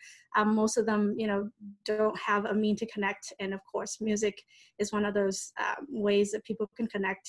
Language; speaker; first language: English; native; English